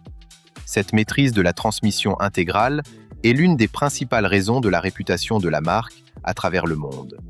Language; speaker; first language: French; native; French